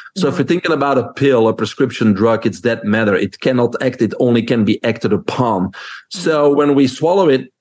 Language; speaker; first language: English; non-native, fluent; French